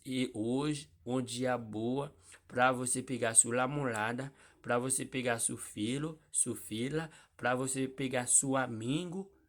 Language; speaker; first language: Portuguese; non-native, learner; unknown